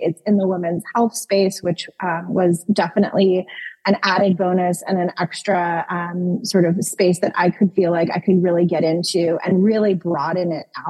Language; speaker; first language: English; native; English